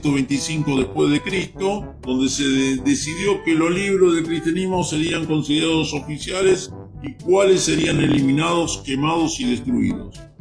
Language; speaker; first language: Spanish; native; Spanish